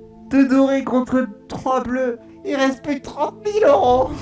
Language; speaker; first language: French; native; French